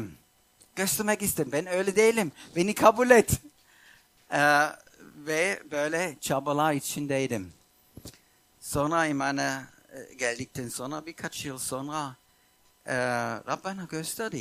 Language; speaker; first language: Turkish; non-native, fluent; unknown